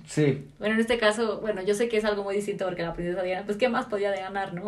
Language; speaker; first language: Spanish; native; Spanish